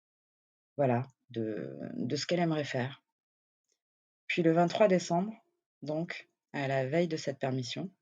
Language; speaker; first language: French; native; French